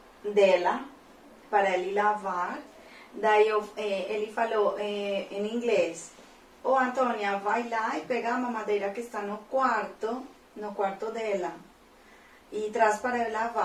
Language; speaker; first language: Portuguese; non-native, fluent; Spanish